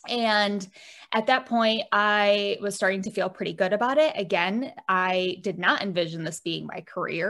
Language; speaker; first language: English; native; English